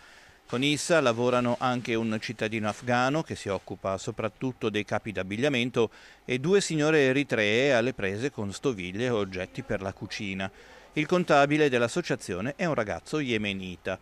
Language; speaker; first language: Italian; native; Italian